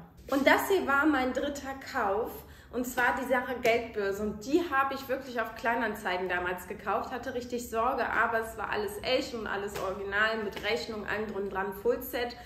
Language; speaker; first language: German; native; German